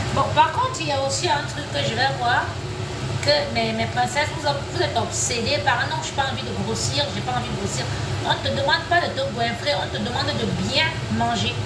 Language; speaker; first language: French; native; French